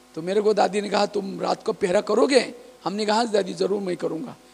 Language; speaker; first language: Hindi; non-native, local second language; Marathi